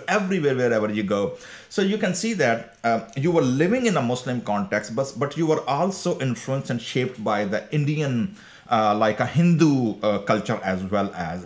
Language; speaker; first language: English; non-native, local second language; Punjabi